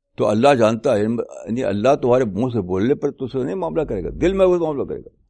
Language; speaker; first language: Urdu; native; Urdu